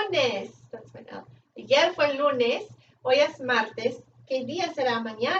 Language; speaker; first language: Spanish; non-native, fluent; English